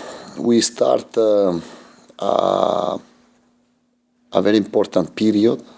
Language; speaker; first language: English; non-native, fluent; Italian